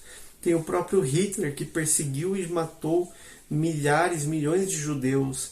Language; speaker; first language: Portuguese; native; Portuguese